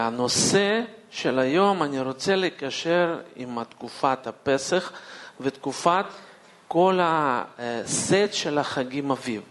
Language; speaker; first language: Hebrew; non-native, fluent; Russian